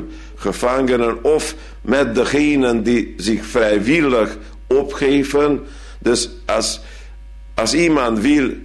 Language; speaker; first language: Dutch; non-native, fluent; Hungarian